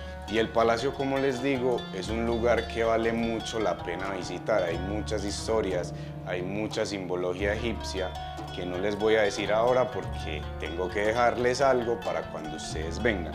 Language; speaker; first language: Spanish; native; Spanish